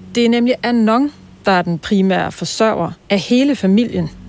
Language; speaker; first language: Danish; non-native, fluent; Thai